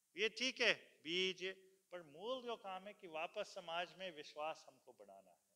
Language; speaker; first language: Hindi; early bilingual, heritage; Hindi